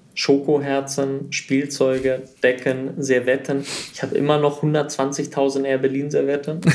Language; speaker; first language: German; early bilingual, heritage; German